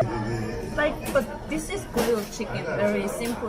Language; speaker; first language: English; non-native, learner; Japanese